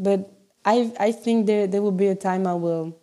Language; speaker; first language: English; non-native, fluent; French